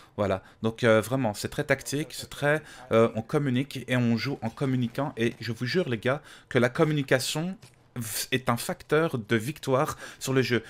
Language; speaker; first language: French; native; French